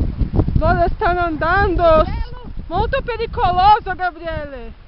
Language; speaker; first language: Italian; non-native, learner; Portuguese